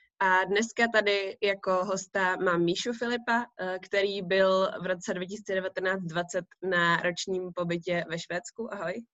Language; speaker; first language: Czech; native; Czech